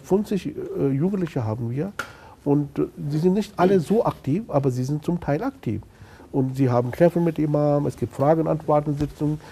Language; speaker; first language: German; non-native, fluent; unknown